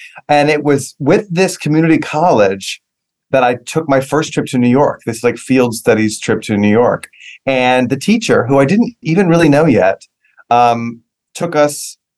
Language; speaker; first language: English; native; English